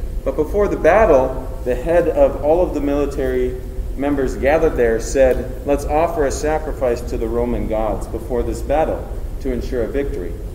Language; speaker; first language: English; native; English